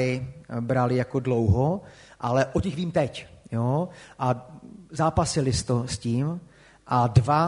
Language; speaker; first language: Czech; native; Czech